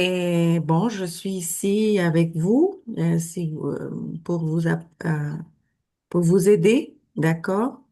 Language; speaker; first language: French; non-native, fluent; Spanish